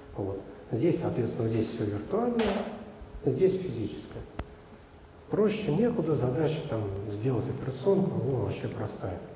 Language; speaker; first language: Russian; native; Russian